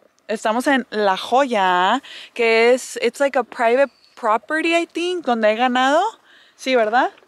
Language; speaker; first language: Spanish; early bilingual, heritage; Spanish